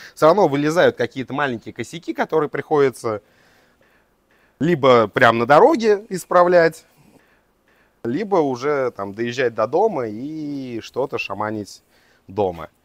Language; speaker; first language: Russian; native; Russian